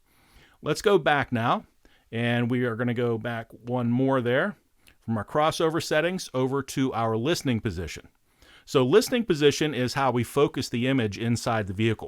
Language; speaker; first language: English; native; English